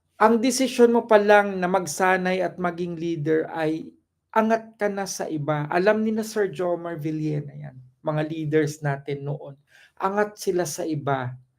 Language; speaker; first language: Filipino; non-native, local second language; Cebuano